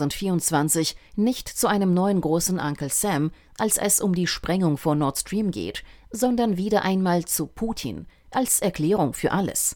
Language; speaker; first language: German; native; German